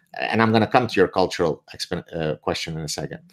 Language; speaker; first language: English; early bilingual, other home language; Arabic